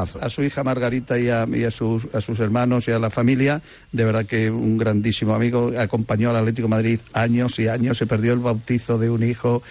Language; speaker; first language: Spanish; native; Spanish